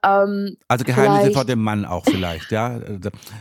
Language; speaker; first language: German; native; German